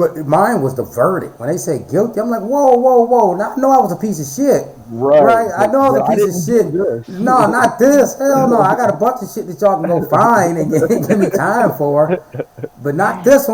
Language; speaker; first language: English; native; English